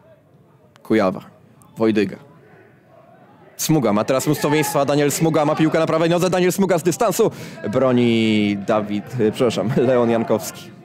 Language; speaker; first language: Polish; native; Polish